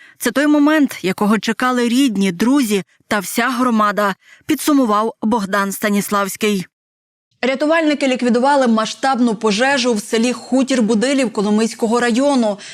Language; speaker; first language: Ukrainian; native; Ukrainian